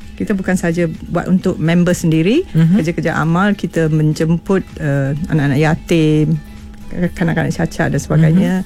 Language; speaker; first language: Malay; non-native, local second language; Malayalam